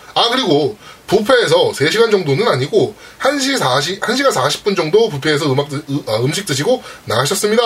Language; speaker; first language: Korean; native; Korean